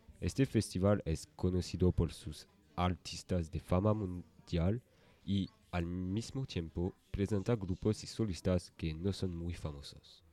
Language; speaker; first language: Spanish; non-native, learner; French